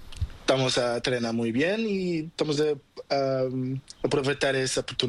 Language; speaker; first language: Spanish; non-native, learner; Portuguese